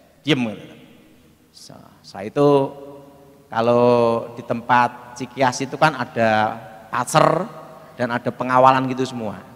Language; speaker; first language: Indonesian; native; Indonesian